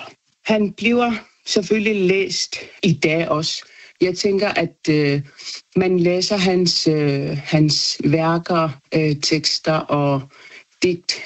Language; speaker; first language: Danish; non-native, local second language; Kalaallisut